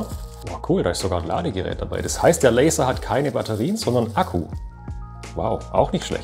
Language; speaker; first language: German; native; German